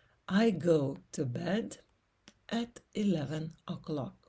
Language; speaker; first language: English; non-native, fluent; Lithuanian